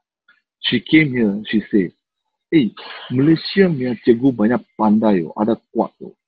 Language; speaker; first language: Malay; non-native, local second language; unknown